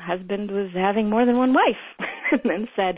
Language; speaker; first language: English; early bilingual, other home language; Hebrew